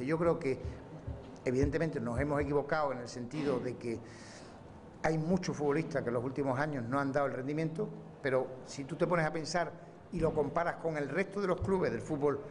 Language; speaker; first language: Spanish; native; Spanish